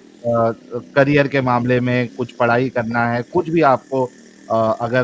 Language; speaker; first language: Hindi; native; Hindi